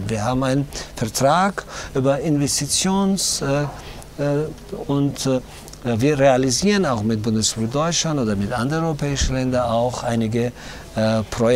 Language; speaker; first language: German; non-native, learner; Tajik